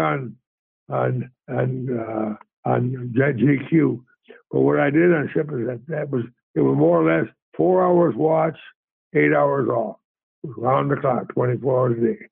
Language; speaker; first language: English; native; English